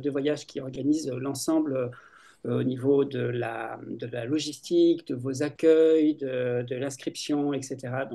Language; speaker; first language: French; native; French